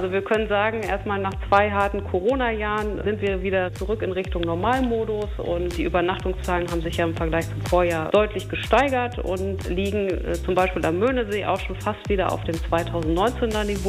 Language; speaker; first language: German; native; German